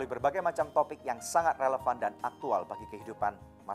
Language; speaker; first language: Indonesian; native; Indonesian